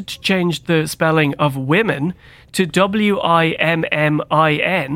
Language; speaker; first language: English; native; English